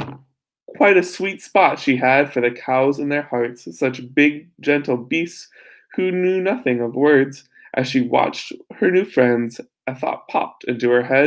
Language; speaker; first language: English; native; English